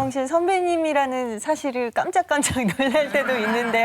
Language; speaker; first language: Korean; native; Korean